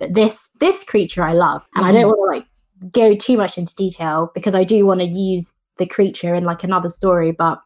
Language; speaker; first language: English; native; English